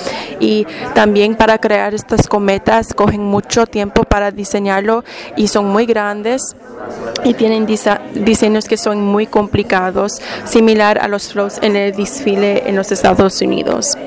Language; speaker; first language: Spanish; non-native, fluent; English